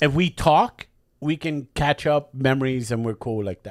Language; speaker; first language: English; non-native, local second language; Spanish